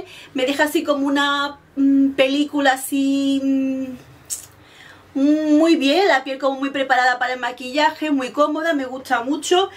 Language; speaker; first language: Spanish; native; Spanish